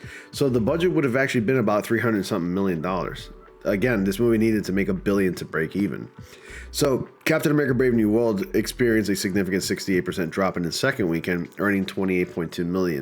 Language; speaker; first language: English; native; English